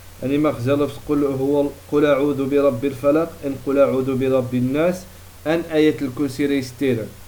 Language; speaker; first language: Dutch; early bilingual, other home language; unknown